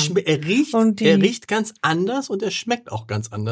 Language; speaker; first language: German; native; German